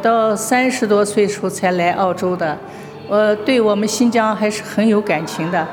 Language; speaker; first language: Chinese; native; Chinese